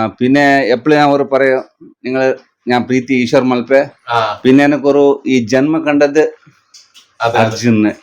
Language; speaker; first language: Malayalam; non-native, learner; Kannada